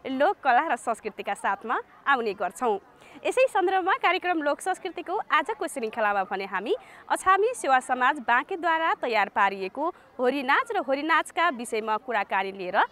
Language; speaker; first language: Nepali; native; Nepali